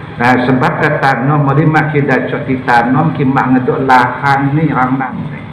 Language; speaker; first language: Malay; non-native, local second language; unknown